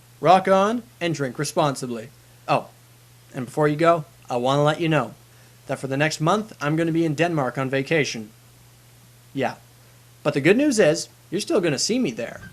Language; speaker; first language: English; native; English